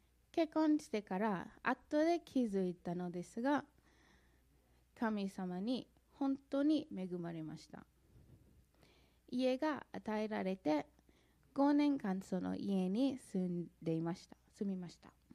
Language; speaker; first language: Japanese; non-native, fluent; English